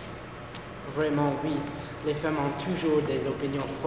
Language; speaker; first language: French; non-native, learner; English